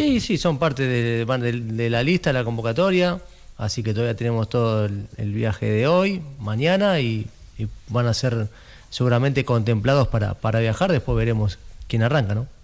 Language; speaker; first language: Spanish; native; Spanish